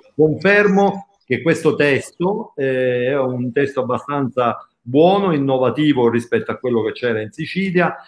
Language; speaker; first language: Italian; native; Italian